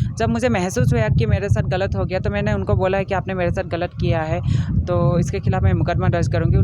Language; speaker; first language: Hindi; non-native, local second language; Assamese